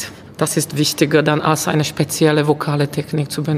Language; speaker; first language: German; non-native, fluent; Czech